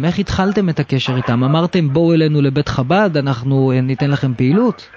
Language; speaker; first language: Hebrew; native; Hebrew